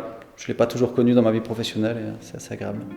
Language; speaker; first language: French; native; French